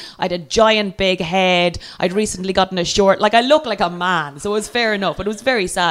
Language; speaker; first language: English; native; English